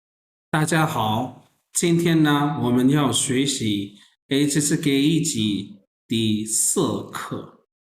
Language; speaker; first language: Chinese; non-native, fluent; Urdu